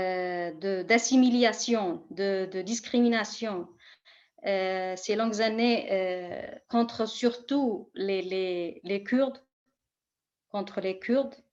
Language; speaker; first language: French; non-native, fluent; Kurdish